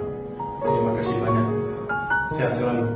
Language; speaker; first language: Indonesian; non-native, fluent; Korean